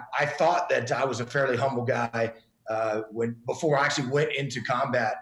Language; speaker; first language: English; native; English